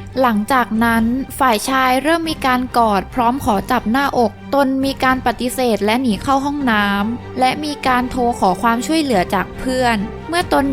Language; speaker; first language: Thai; native; Thai